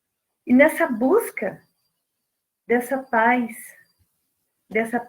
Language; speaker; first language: Portuguese; native; Portuguese